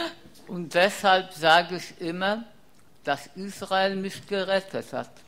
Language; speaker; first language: German; non-native, fluent; Polish